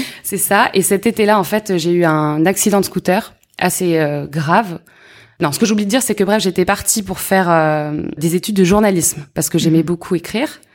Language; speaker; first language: French; native; French